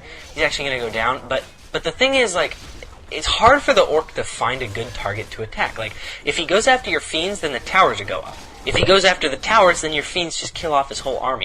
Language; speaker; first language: English; native; English